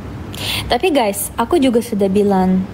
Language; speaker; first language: Indonesian; non-native, fluent; Russian